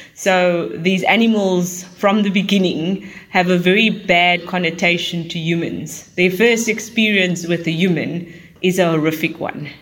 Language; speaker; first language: English; native; English